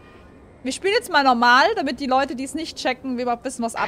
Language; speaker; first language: German; native; German